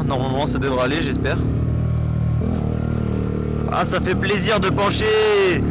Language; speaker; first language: French; native; French